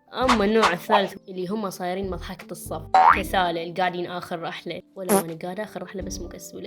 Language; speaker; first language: Arabic; native; Arabic